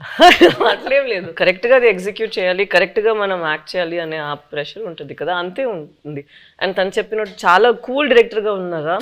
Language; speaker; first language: Telugu; non-native, fluent; Tamil